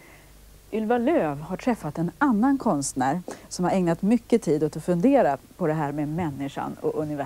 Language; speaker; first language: Swedish; native; Swedish